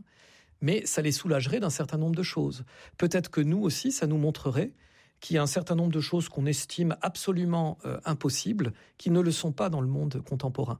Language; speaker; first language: French; native; French